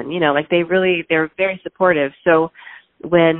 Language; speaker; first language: English; native; English